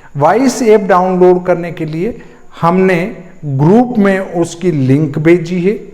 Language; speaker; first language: Hindi; native; Hindi